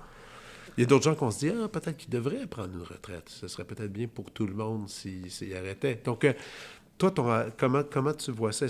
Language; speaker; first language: French; native; French